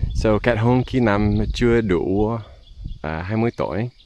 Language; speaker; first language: Vietnamese; non-native, learner; English